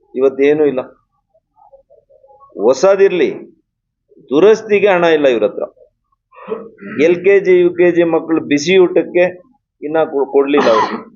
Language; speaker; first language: Kannada; native; Kannada